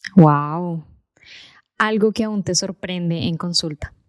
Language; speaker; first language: Spanish; native; Spanish